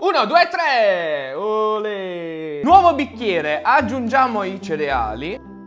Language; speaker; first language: Italian; native; Italian